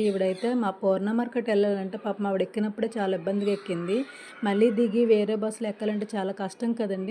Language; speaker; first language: Telugu; native; Telugu